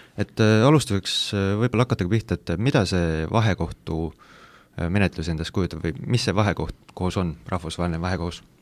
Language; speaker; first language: Estonian; native; Estonian